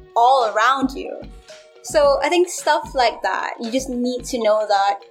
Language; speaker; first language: English; non-native, local second language; Malay